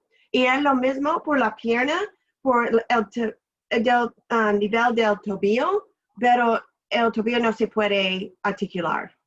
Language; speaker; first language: Spanish; non-native, learner; English